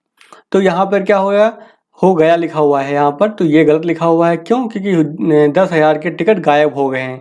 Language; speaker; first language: Hindi; native; Hindi